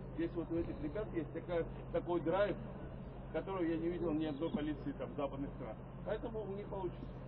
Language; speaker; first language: Russian; non-native, local second language; Georgian